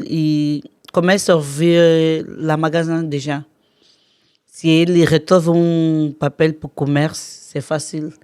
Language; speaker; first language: French; non-native, learner; Portuguese